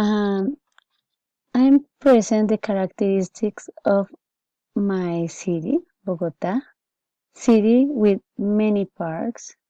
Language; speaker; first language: English; non-native, learner; Spanish